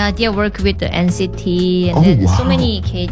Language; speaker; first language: English; non-native, learner; Korean